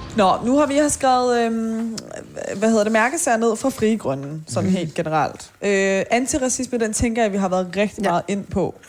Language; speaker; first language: Danish; early bilingual, other home language; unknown